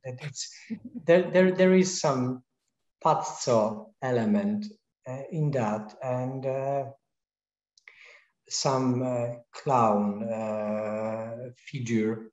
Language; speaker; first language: English; non-native, fluent; Polish